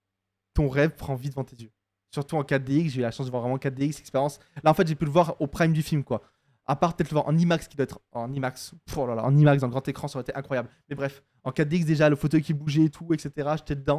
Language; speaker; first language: French; native; French